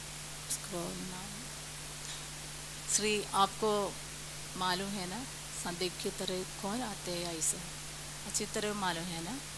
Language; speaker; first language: Hindi; non-native, local second language; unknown